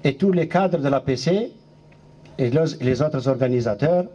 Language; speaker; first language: French; non-native, local second language; Arabic